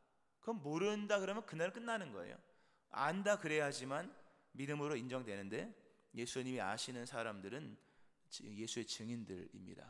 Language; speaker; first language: Korean; native; Korean